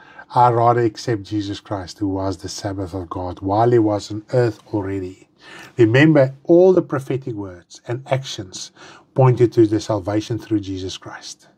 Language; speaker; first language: English; non-native, local second language; Afrikaans